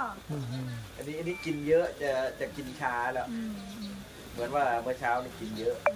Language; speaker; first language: Thai; native; Thai